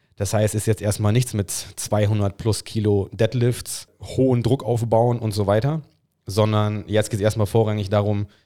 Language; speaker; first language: German; non-native, fluent; English